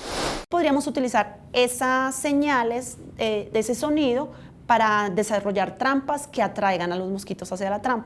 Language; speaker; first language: Spanish; native; Spanish